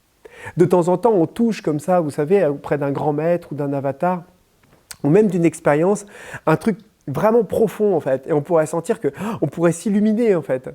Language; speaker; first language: French; native; French